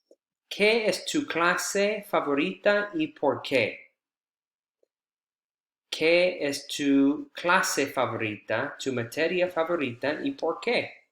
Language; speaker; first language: Spanish; non-native, fluent; English